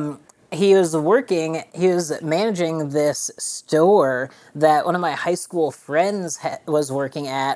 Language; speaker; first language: English; native; English